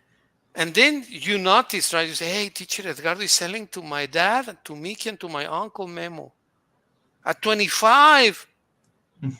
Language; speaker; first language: English; non-native, fluent; Spanish